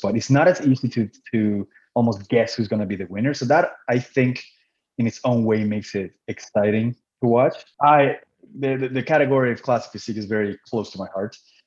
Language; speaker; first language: English; non-native, fluent; Spanish